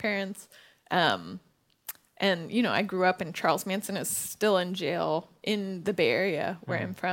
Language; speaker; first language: English; native; English